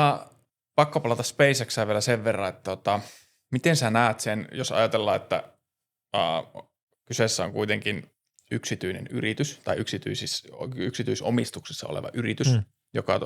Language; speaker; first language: Finnish; native; Finnish